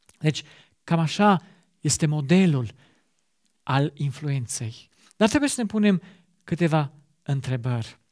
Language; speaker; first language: Romanian; non-native, fluent; German